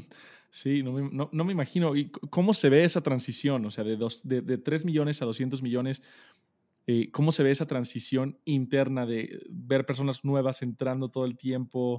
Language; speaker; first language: Spanish; native; Spanish